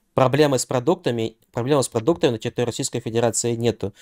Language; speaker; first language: Russian; non-native, local second language; Ukrainian